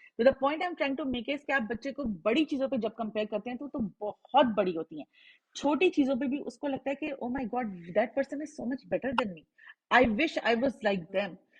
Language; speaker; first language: Hindi; native; Hindi